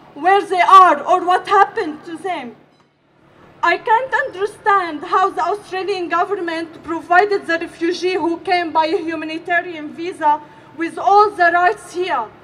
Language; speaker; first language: English; non-native, fluent; Arabic